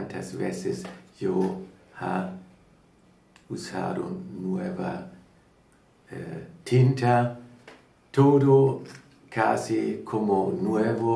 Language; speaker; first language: Spanish; non-native, learner; German